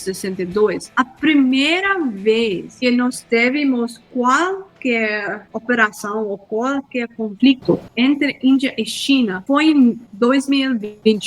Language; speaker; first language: Portuguese; non-native, fluent; Hindi